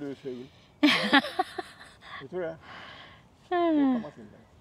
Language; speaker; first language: Swedish; native; Swedish